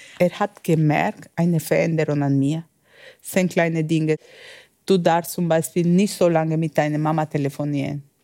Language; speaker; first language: German; non-native, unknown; Spanish